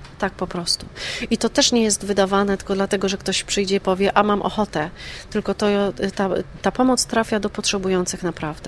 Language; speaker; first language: Polish; native; Polish